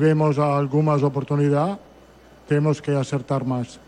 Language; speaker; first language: Portuguese; non-native, fluent; Italian